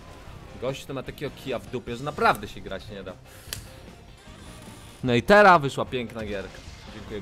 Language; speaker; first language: Polish; native; Polish